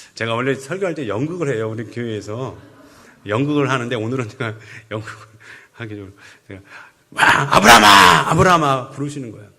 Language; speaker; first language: Korean; native; Korean